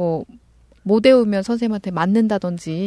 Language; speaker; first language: Korean; native; Korean